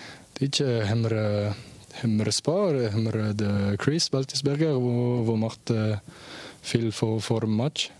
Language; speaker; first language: German; non-native, local second language; French